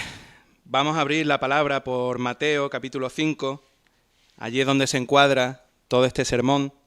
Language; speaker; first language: Spanish; native; Spanish